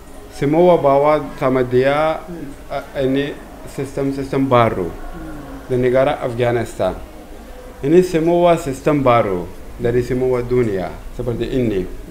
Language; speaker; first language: Indonesian; non-native, learner; Persian